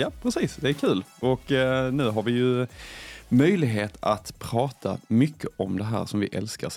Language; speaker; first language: Swedish; native; Swedish